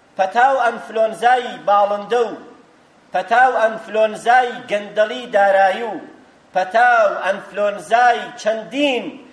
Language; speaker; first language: Central Kurdish; native; Central Kurdish